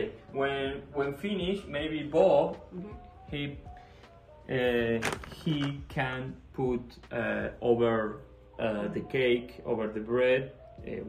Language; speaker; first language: English; non-native, learner; Spanish